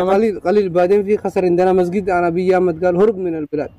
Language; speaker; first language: Arabic; non-native, learner; Oromo